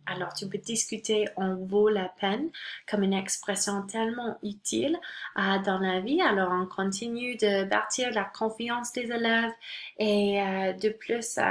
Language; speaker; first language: French; non-native, local second language; English